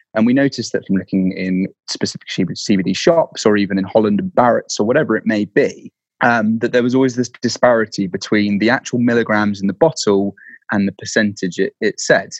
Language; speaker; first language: English; native; English